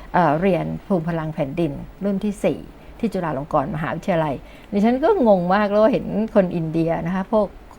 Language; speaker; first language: Thai; native; Thai